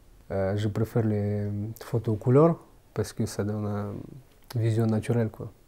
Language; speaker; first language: French; non-native, fluent; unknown